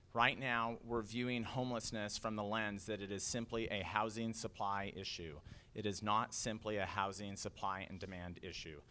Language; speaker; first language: English; native; English